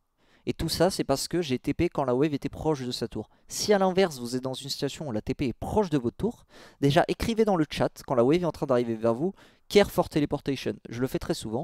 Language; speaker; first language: French; native; French